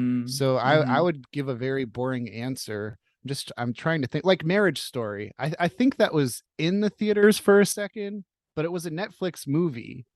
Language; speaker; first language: English; native; English